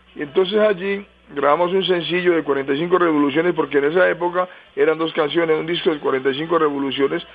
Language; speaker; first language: Spanish; native; Spanish